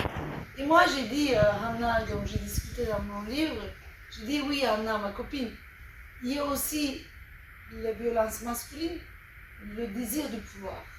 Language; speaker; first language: French; non-native, fluent; Turkish